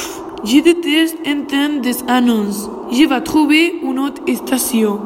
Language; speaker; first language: French; non-native, learner; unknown